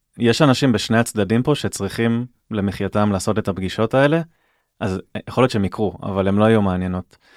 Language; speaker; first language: Hebrew; native; Hebrew